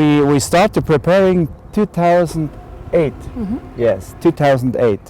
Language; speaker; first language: English; non-native, learner; German